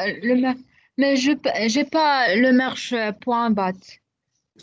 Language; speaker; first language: French; non-native, local second language; Arabic